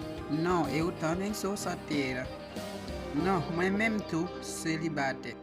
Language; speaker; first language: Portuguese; non-native, learner; Haitian Creole